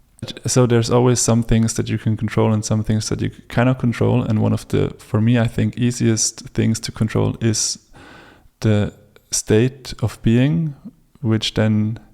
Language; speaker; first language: English; non-native, fluent; German